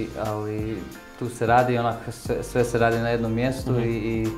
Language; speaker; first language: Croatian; early bilingual, heritage; Croatian